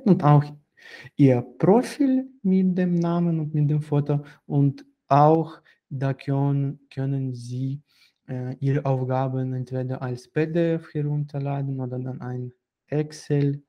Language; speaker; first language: German; non-native, fluent; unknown